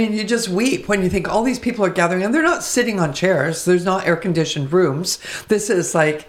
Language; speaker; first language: English; native; English